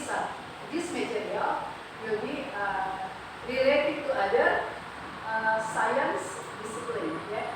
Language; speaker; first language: English; non-native, learner; Indonesian